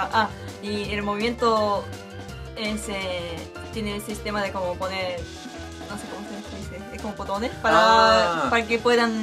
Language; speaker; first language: Spanish; non-native, fluent; Japanese